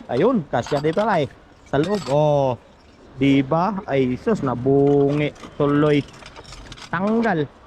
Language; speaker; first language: Filipino; non-native, local second language; Cebuano